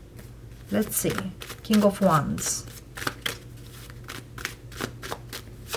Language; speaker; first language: English; non-native, fluent; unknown